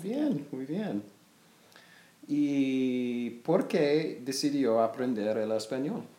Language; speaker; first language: Spanish; non-native, learner; English